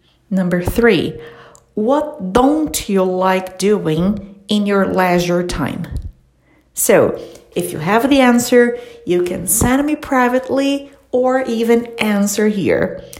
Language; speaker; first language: English; non-native, fluent; Portuguese